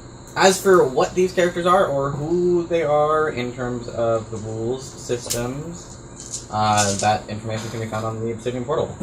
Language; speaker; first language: English; native; English